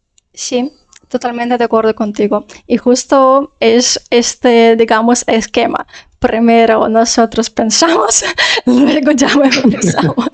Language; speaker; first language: Spanish; non-native, fluent; Russian